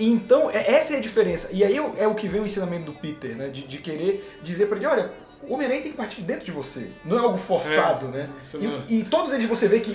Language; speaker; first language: Portuguese; native; Portuguese